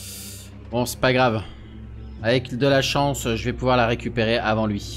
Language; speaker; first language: French; native; French